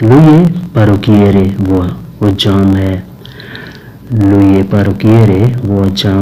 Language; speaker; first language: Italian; non-native, fluent; Urdu